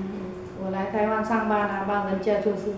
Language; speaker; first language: Chinese; non-native, local second language; Vietnamese